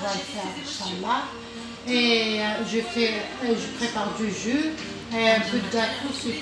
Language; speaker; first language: French; non-native, fluent; Arabic